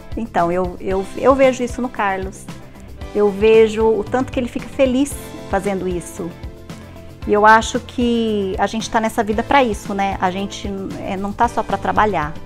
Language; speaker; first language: Portuguese; native; Portuguese